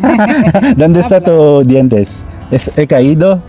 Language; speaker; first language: Spanish; non-native, learner; Filipino